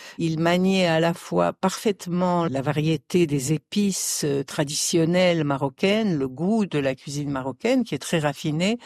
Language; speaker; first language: French; early bilingual, other home language; Arabic